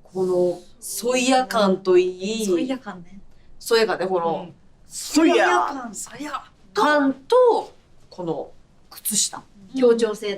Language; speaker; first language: Japanese; native; Japanese